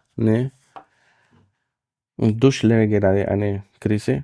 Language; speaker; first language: German; non-native, fluent; Spanish